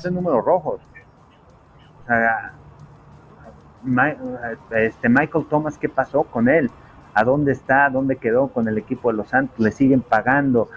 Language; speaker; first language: Spanish; native; Spanish